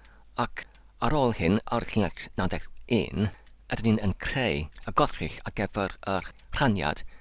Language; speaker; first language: Welsh; non-native, learner; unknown